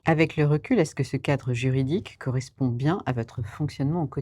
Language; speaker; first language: French; native; French